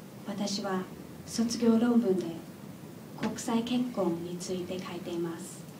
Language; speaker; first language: Japanese; non-native, learner; English